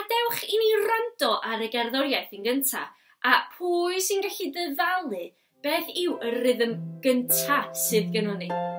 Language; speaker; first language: Welsh; native; Welsh